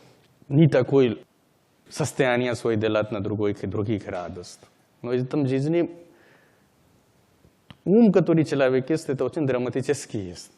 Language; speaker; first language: Russian; non-native, learner; Hindi